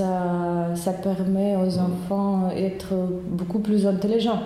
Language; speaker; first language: French; non-native, learner; Russian